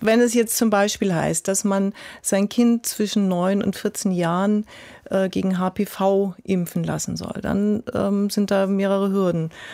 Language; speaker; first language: German; native; German